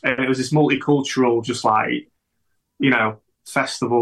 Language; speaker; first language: English; native; English